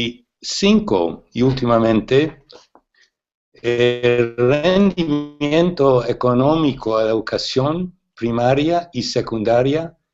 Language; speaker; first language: Spanish; non-native, fluent; English